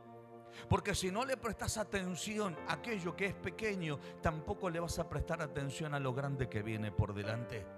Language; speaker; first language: Spanish; native; Spanish